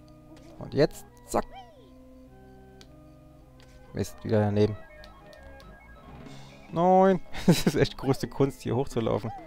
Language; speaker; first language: German; native; German